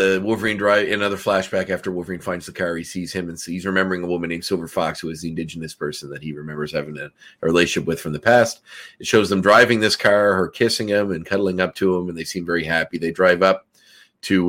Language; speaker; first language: English; native; English